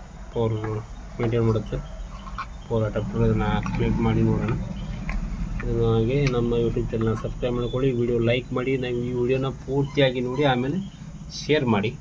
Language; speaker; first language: Kannada; native; Kannada